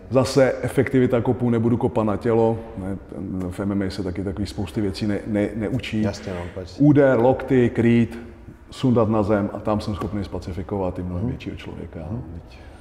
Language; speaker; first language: Czech; native; Czech